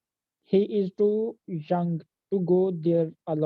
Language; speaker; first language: English; non-native, learner; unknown